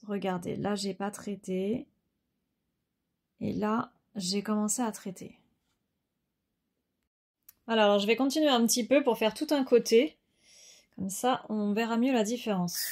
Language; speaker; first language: French; native; French